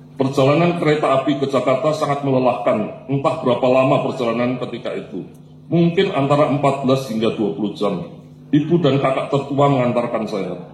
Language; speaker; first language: Indonesian; non-native, local second language; Javanese